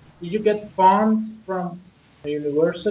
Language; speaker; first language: English; non-native, learner; Persian